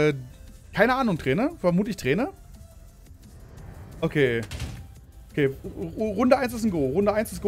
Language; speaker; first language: German; native; German